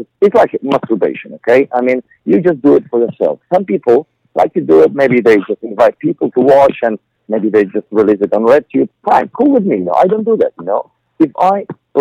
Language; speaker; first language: English; non-native, fluent; Polish